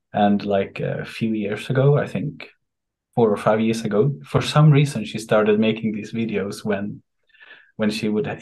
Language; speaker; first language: English; non-native, fluent; Swedish